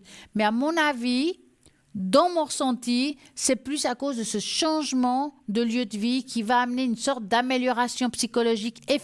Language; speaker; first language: French; native; French